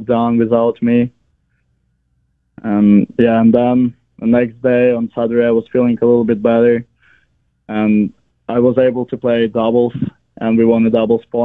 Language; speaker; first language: English; non-native, fluent; Ukrainian